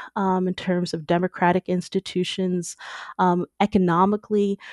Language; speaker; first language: English; native; English